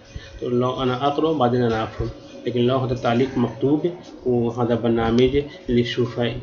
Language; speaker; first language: Arabic; non-native, learner; Urdu